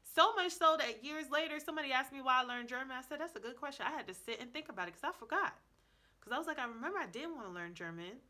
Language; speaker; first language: English; native; English